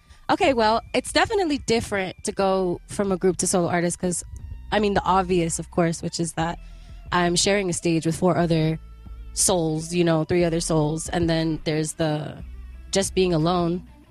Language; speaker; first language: English; native; English